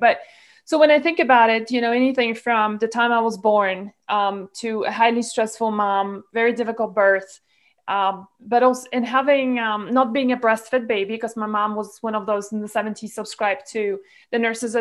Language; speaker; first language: English; non-native, local second language; Polish